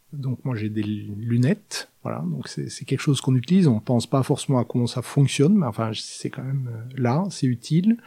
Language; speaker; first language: French; non-native, fluent; Norwegian